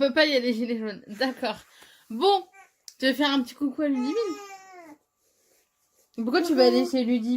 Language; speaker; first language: French; native; French